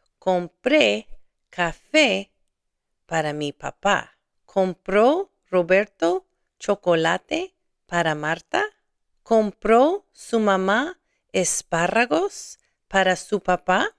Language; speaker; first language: Spanish; non-native, fluent; English